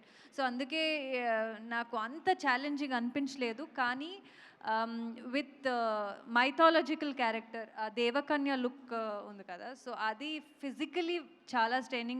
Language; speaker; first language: Telugu; non-native, local second language; Kannada